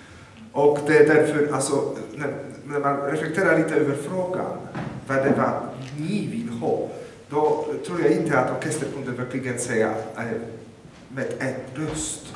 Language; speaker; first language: Swedish; non-native, fluent; Polish